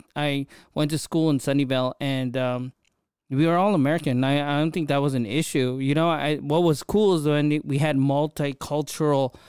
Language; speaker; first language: English; early bilingual, other home language; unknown